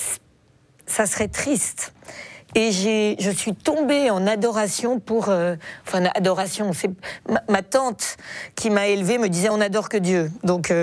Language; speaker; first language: French; native; French